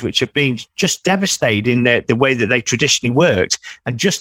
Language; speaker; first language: English; native; English